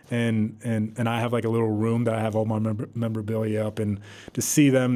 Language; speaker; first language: English; native; English